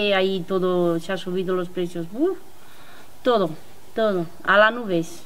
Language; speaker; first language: Spanish; non-native, fluent; Romanian